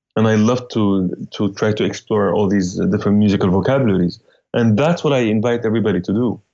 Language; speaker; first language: English; non-native, fluent; Arabic